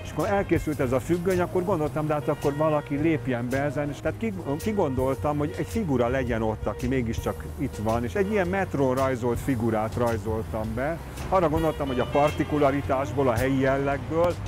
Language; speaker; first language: Hungarian; native; Hungarian